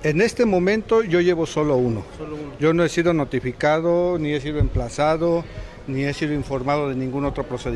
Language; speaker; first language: Spanish; native; Spanish